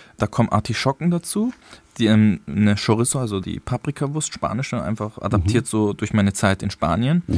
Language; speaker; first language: German; early bilingual, other home language; Turkish